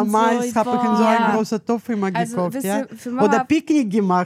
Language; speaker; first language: German; non-native, learner; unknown